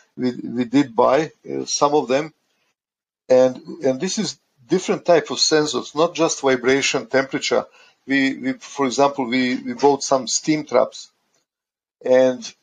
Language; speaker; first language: English; non-native, fluent; Croatian